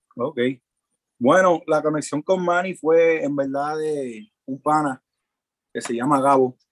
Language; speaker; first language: Spanish; early bilingual, heritage; Spanish